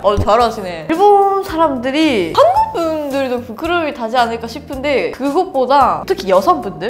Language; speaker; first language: Korean; non-native, fluent; Japanese